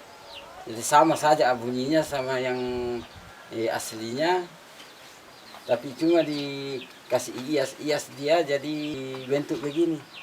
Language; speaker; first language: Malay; non-native, local second language; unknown